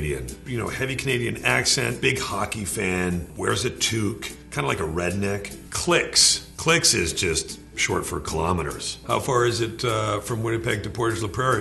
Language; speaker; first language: English; native; English